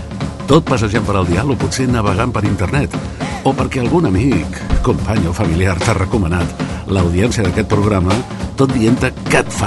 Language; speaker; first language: Catalan; native; Catalan